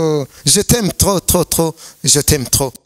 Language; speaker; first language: French; non-native, learner; Rundi